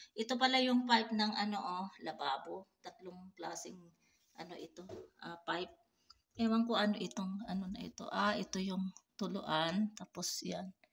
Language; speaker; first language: Filipino; native; Filipino